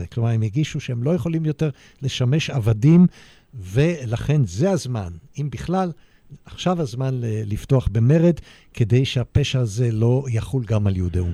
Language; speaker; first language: Hebrew; native; Hebrew